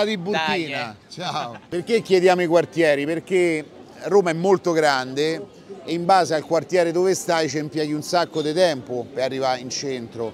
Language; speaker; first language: Italian; native; Italian